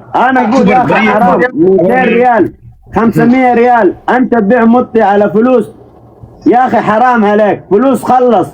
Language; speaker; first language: Arabic; non-native, learner; Oromo